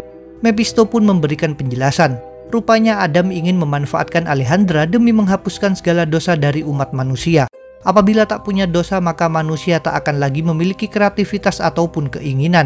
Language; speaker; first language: Indonesian; native; Indonesian